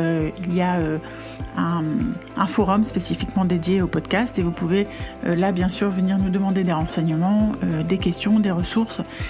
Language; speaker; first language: French; native; French